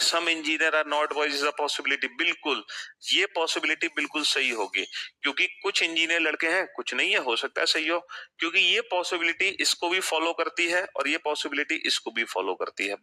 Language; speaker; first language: Hindi; native; Hindi